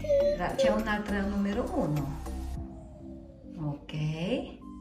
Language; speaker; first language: Italian; non-native, learner; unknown